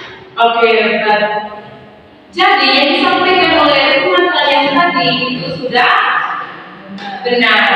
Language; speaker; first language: Indonesian; native; Indonesian